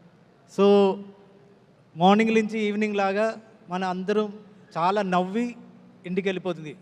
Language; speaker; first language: Telugu; non-native, learner; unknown